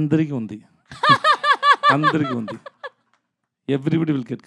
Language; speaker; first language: Telugu; non-native, learner; Tamil